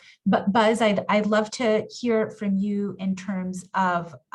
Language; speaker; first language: English; native; English